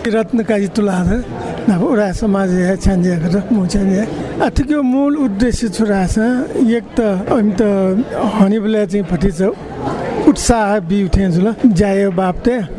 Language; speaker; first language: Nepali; non-native, local second language; Newari